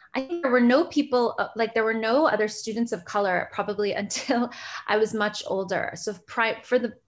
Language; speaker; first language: English; early bilingual, other home language; Gujarati